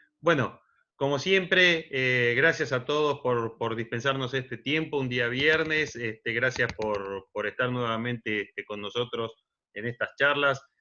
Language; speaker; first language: Spanish; native; Spanish